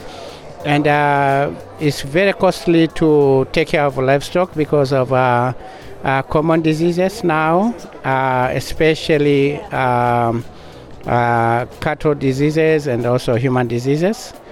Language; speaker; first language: English; non-native, local second language; Masai